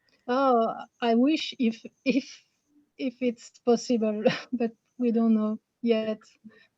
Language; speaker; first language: English; non-native, fluent; French